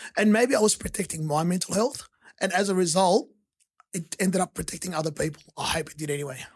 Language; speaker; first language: English; early bilingual, other home language; Arabic